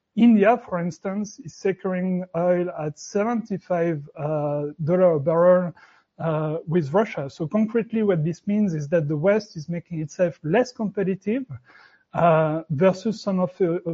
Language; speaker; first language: English; non-native, fluent; French